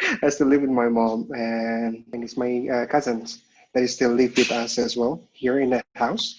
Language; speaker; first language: English; non-native, local second language; Indonesian